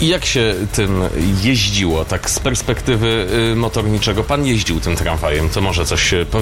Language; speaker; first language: Polish; native; Polish